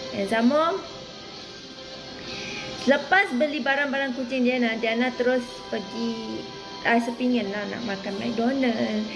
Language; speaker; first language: Malay; native; Malay